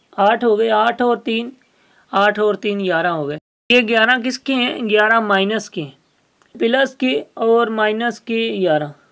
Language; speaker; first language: Urdu; non-native, local second language; Sindhi